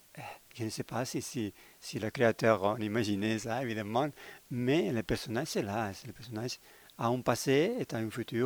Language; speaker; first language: French; non-native, learner; Spanish